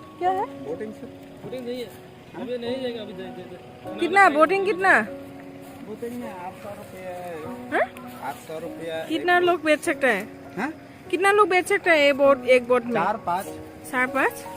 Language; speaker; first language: Hindi; non-native, local second language; Assamese